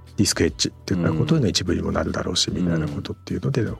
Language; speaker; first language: Japanese; native; Japanese